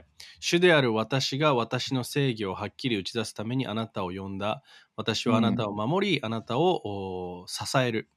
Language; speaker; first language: Japanese; native; Japanese